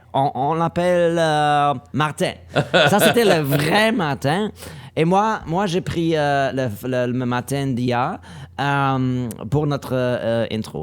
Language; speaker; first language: French; non-native, learner; German